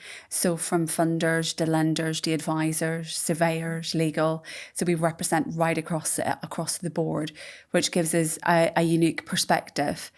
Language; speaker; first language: English; native; English